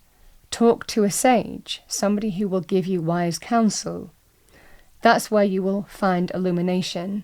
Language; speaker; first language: English; native; English